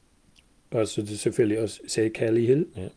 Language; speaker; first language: Danish; non-native, fluent; German